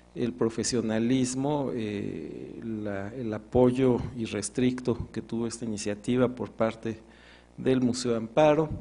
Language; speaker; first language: Spanish; native; Spanish